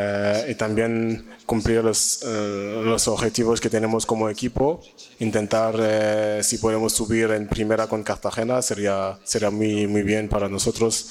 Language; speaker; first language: Spanish; non-native, learner; French